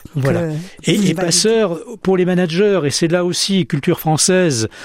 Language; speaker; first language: French; native; French